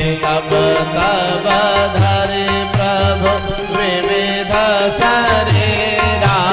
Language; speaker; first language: Hindi; native; Hindi